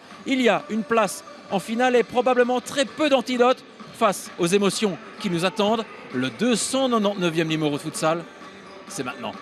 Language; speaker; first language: French; native; French